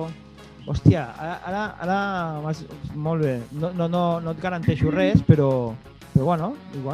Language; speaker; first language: Catalan; native; Catalan